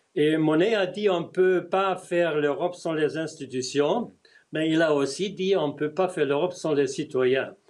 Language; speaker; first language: French; non-native, fluent; German